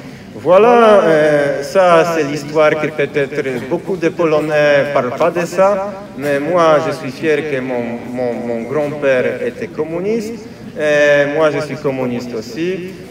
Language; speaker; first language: French; non-native, fluent; Polish